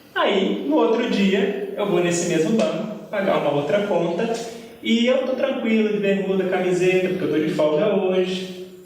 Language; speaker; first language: Portuguese; native; Portuguese